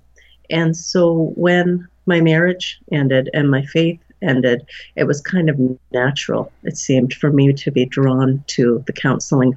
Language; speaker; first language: English; native; English